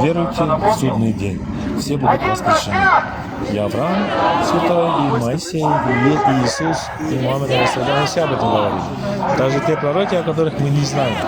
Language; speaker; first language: Russian; non-native, local second language; Turkmen